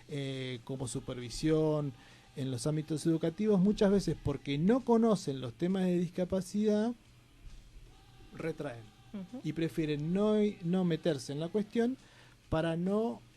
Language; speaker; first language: Spanish; native; Spanish